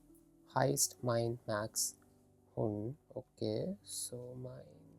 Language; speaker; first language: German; non-native, learner; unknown